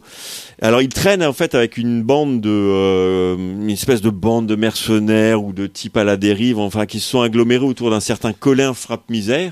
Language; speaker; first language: French; native; French